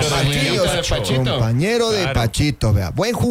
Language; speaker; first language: Spanish; native; Spanish